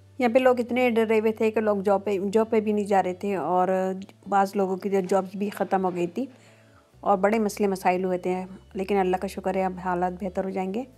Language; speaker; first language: Urdu; native; Urdu